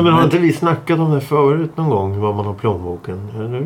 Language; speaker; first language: Swedish; native; Swedish